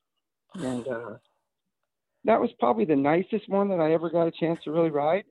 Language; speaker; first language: English; native; English